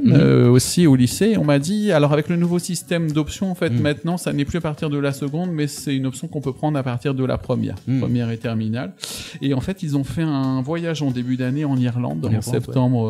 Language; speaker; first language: French; native; French